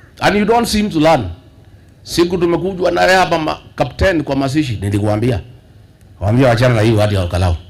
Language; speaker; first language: Swahili; non-native, local second language; Kikuyu